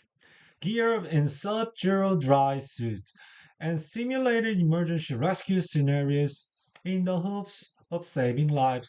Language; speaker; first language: English; non-native, learner; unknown